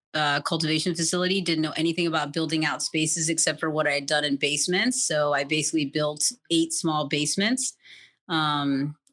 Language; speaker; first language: English; native; English